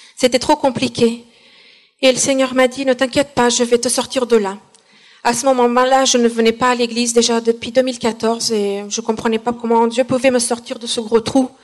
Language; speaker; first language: French; non-native, fluent; Portuguese